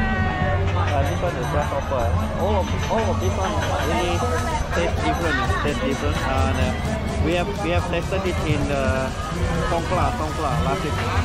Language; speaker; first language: English; non-native, local second language; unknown